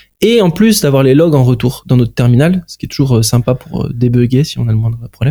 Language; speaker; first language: French; native; French